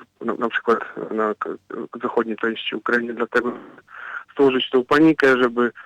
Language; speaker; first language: Polish; non-native, fluent; Ukrainian